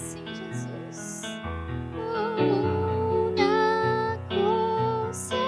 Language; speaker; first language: Spanish; native; Spanish